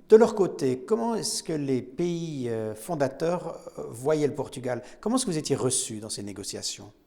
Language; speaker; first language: French; native; French